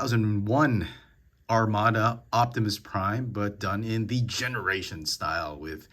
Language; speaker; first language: English; native; English